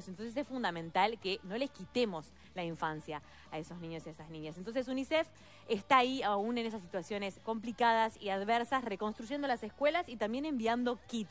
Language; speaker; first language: Spanish; native; Spanish